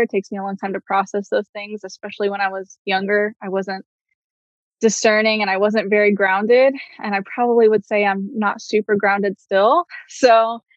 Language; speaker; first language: English; native; English